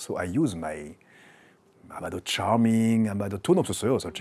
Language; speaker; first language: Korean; non-native, learner; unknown